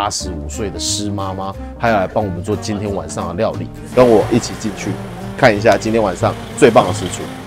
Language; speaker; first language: Chinese; native; Chinese